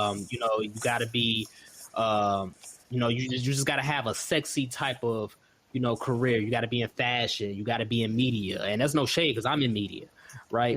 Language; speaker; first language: English; native; English